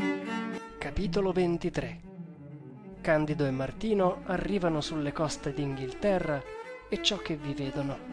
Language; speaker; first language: Italian; native; Italian